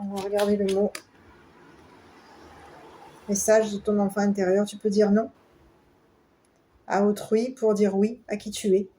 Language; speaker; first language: French; native; French